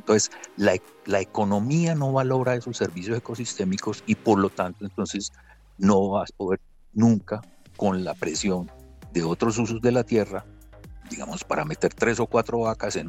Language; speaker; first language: Spanish; native; Spanish